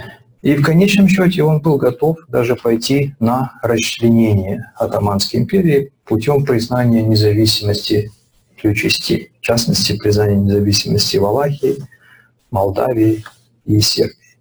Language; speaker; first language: Russian; native; Russian